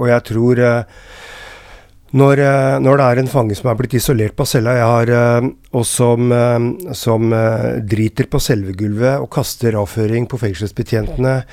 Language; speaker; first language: Norwegian; native; Norwegian